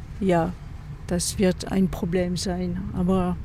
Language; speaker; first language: German; non-native, learner; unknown